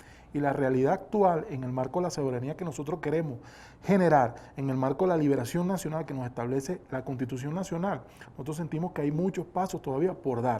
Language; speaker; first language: Spanish; native; Spanish